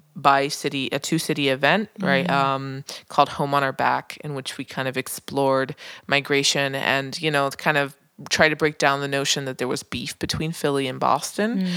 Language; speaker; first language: English; non-native, local second language; Spanish